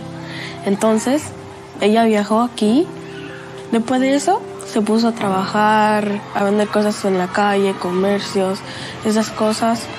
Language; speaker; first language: Spanish; early bilingual, other home language; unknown